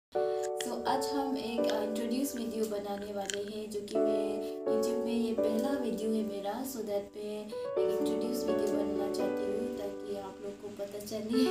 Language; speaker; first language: Hindi; non-native, local second language; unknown